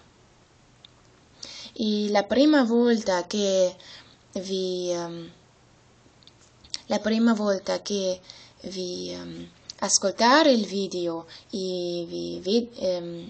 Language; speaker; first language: Italian; non-native, learner; German